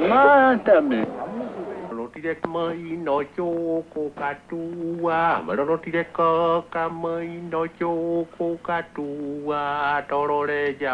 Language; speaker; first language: Portuguese; non-native, local second language; Kayapó